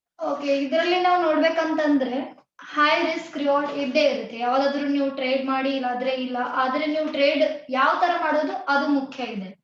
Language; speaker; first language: Kannada; non-native, local second language; Tulu